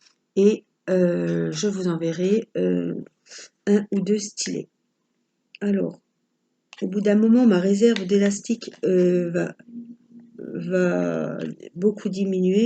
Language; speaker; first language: French; native; French